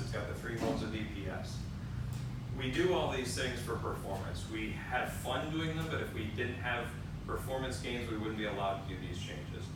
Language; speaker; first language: English; native; English